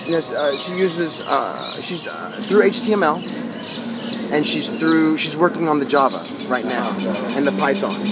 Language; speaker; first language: English; early bilingual, other home language; Spanish